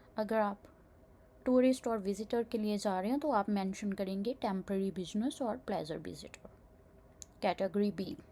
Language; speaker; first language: Hindi; non-native, local second language; Punjabi